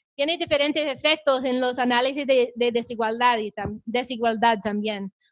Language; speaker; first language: Spanish; non-native, fluent; English